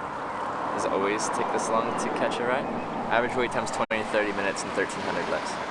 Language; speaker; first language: English; native; English